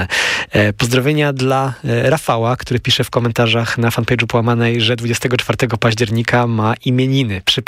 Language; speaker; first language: Polish; native; Polish